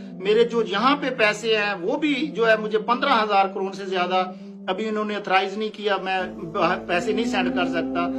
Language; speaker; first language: Urdu; non-native, local second language; Punjabi